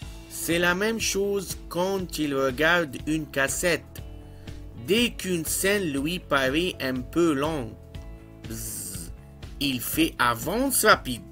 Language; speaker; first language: French; non-native, fluent; Arabic